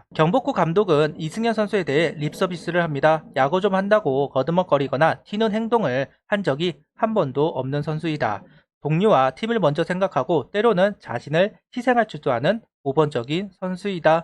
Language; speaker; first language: Korean; native; Korean